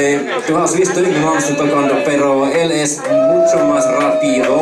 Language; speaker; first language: Spanish; non-native, fluent; Finnish